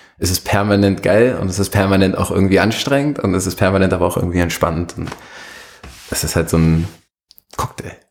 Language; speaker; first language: German; native; German